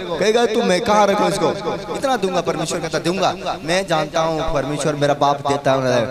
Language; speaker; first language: Hindi; native; Hindi